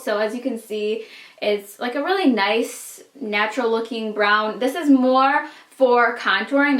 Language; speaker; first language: English; native; English